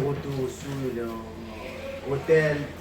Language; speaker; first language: French; non-native, learner; Pashto